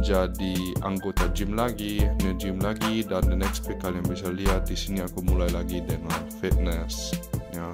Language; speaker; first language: Indonesian; early bilingual, heritage; Indonesian